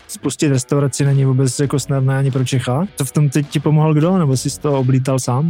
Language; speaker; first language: Czech; native; Czech